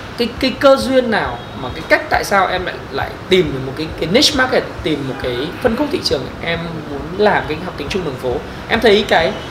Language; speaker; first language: Vietnamese; native; Vietnamese